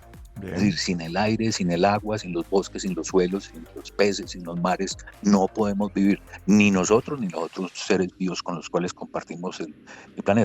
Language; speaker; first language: Spanish; native; Spanish